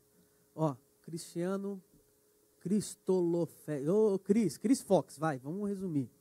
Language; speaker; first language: Portuguese; native; Portuguese